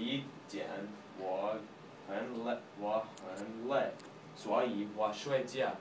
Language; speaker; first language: Chinese; non-native, learner; English